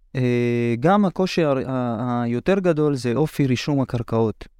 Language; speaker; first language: Hebrew; non-native, local second language; Arabic